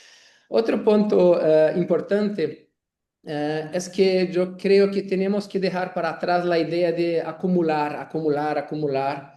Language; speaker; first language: Spanish; non-native, learner; Portuguese